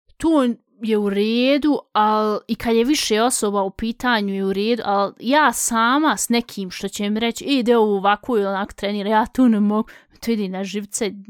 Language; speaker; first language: Bosnian; early bilingual, heritage; Bosnian